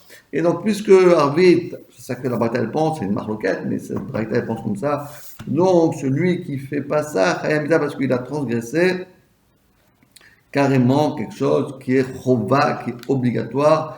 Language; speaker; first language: French; native; French